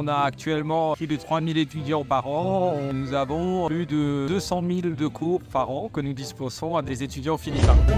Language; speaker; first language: French; native; French